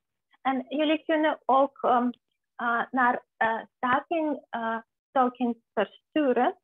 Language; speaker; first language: Dutch; non-native, fluent; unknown